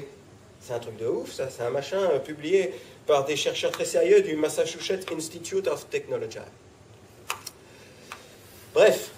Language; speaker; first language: French; native; French